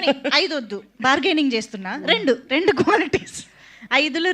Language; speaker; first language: Telugu; native; Telugu